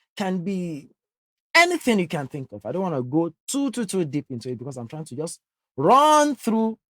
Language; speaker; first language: English; non-native, local second language; Yoruba